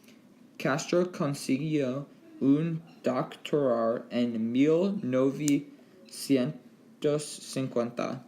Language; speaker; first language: Spanish; non-native, learner; English